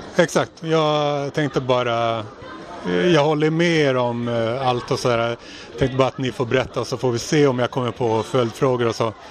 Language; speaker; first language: Swedish; native; Swedish